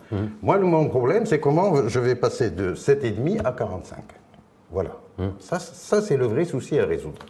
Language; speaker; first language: French; non-native, local second language; Arabic